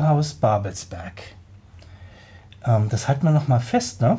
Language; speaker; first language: German; native; German